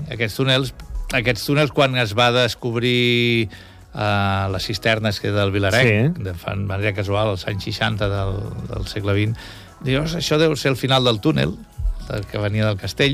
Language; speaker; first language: Catalan; native; Catalan